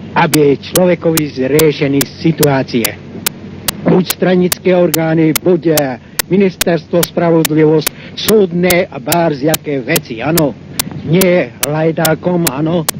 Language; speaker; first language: Slovak; non-native, local second language; Hungarian